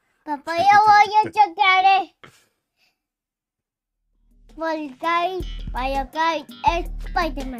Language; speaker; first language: Italian; early bilingual, heritage; Italian